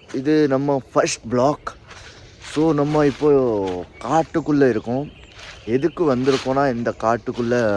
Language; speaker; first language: Tamil; non-native, learner; Nepali